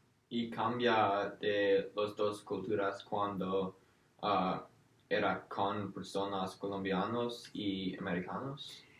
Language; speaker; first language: Spanish; non-native, learner; English